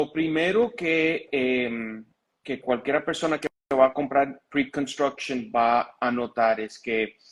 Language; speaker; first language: Spanish; early bilingual, heritage; Spanish